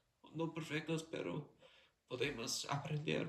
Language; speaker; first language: Spanish; non-native, fluent; English